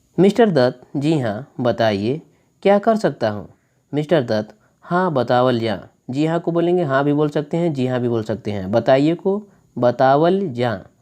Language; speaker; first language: Hindi; native; Hindi